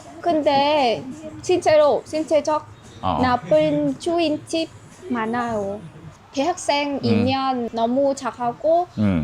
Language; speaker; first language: Korean; non-native, learner; Vietnamese